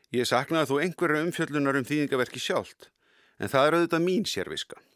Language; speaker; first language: Icelandic; native; Icelandic